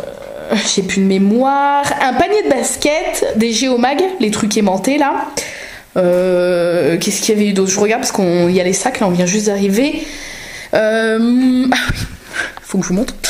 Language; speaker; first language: French; native; French